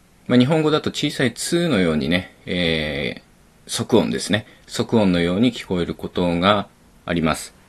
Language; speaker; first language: Japanese; native; Japanese